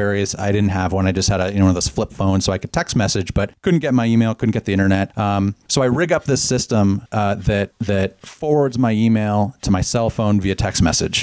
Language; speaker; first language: English; native; English